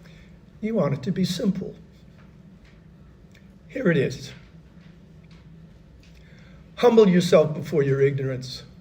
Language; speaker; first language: English; native; English